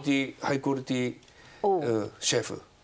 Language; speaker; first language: English; non-native, learner; Japanese